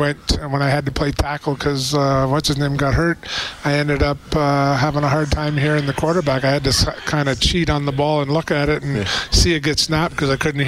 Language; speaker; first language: English; native; English